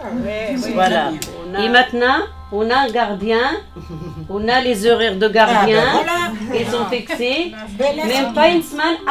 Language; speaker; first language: French; non-native, learner; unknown